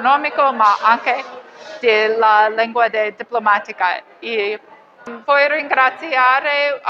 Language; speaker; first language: Italian; non-native, learner; English